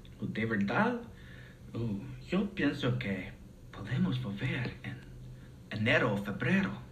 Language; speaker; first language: Spanish; non-native, learner; English